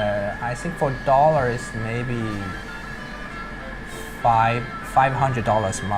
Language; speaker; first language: English; non-native, learner; Chinese